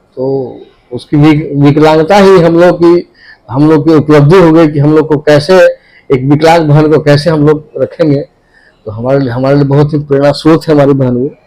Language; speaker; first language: Hindi; native; Hindi